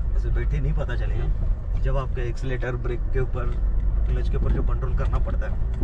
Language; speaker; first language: Hindi; non-native, local second language; Marathi